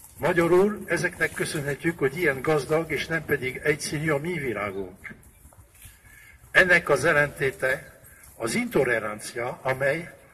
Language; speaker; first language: Hungarian; non-native, fluent; French